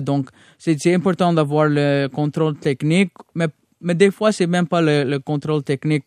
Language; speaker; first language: French; non-native, local second language; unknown